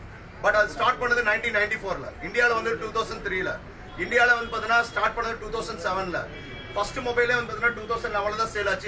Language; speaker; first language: Tamil; native; Tamil